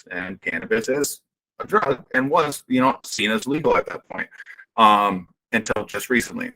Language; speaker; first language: English; native; English